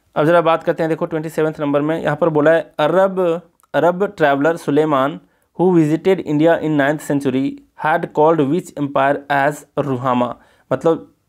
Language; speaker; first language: Hindi; native; Hindi